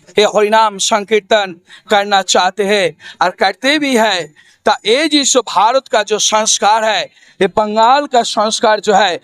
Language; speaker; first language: Hindi; non-native, fluent; Bangla